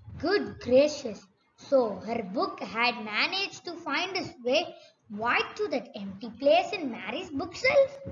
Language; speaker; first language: English; non-native, local second language; Tamil